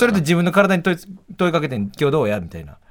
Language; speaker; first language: Japanese; native; Japanese